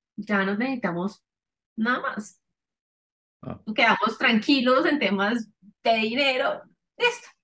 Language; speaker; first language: Spanish; native; Spanish